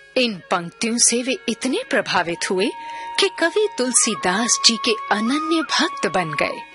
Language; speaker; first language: Hindi; native; Hindi